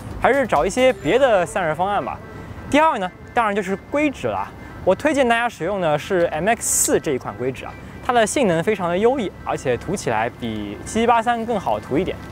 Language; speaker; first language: Chinese; native; Chinese